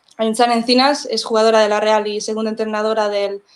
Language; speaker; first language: Spanish; non-native, local second language; Basque